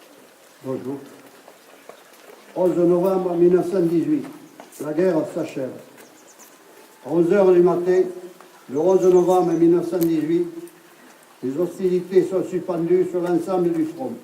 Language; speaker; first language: French; native; French